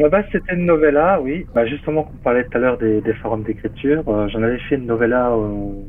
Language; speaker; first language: French; native; French